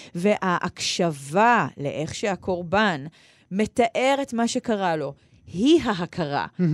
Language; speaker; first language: Hebrew; native; Hebrew